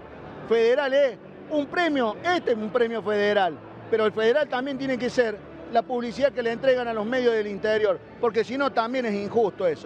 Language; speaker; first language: Spanish; native; Spanish